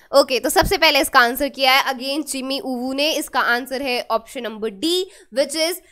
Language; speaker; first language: Hindi; native; Hindi